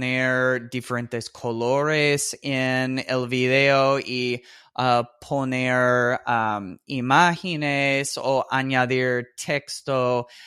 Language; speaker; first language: Spanish; non-native, fluent; English